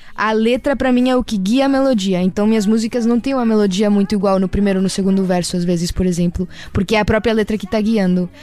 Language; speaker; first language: Portuguese; non-native, fluent; Spanish